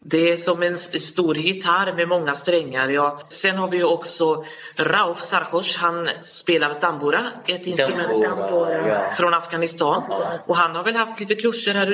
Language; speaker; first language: Swedish; native; Swedish